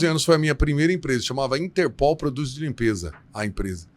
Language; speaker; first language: Portuguese; native; Portuguese